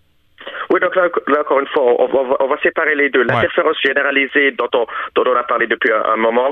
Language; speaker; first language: French; native; French